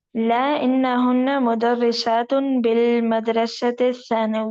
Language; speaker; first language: Arabic; non-native, learner; Urdu